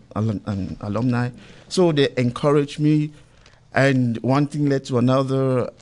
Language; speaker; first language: English; non-native, local second language; Igbo